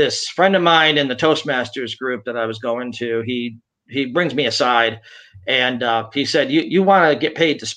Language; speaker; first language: English; native; English